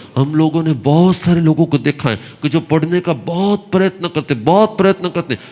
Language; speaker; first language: Hindi; non-native, local second language; Gujarati